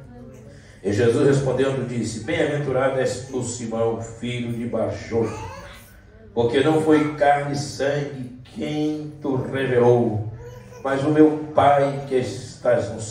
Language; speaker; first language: Portuguese; native; Portuguese